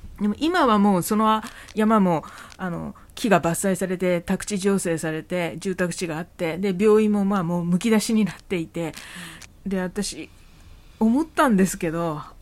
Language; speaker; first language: Japanese; native; Japanese